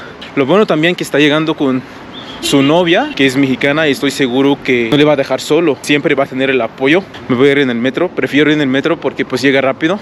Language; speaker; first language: Spanish; non-native, fluent; Arabic